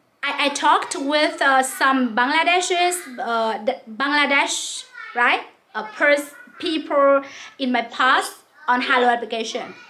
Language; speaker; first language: English; non-native, local second language; Vietnamese